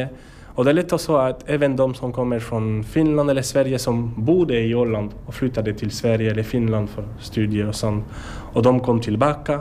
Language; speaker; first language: Swedish; non-native, learner; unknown